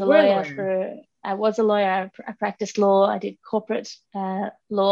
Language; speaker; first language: English; native; English